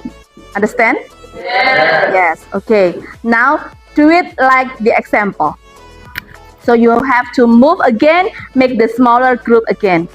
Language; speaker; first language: English; non-native, fluent; Indonesian